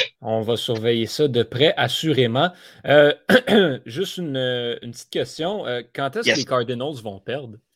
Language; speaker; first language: French; native; French